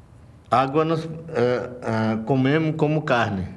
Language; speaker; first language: Portuguese; non-native, local second language; Yanomámi